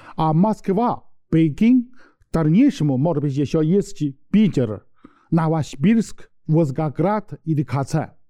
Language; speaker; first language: Russian; non-native, learner; Chinese